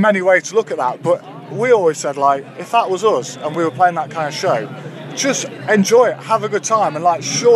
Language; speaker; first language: English; native; English